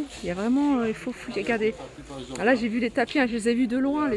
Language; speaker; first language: French; native; French